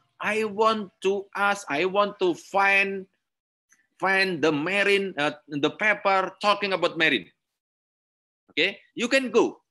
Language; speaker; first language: English; non-native, learner; Indonesian